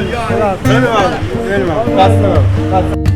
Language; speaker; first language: Persian; native; Persian